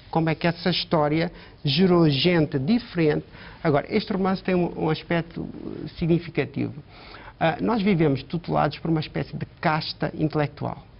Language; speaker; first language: Portuguese; native; Portuguese